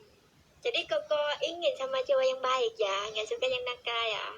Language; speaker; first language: Indonesian; non-native, learner; Vietnamese